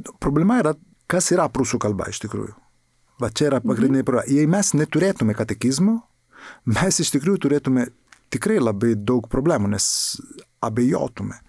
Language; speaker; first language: Lithuanian; non-native, fluent; Italian